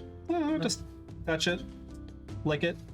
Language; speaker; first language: English; native; English